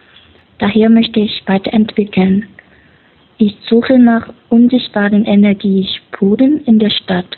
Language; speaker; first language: German; non-native, fluent; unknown